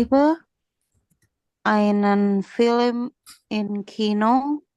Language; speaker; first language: German; non-native, learner; Indonesian